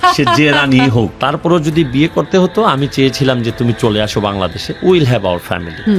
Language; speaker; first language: Bangla; non-native, local second language; Sylheti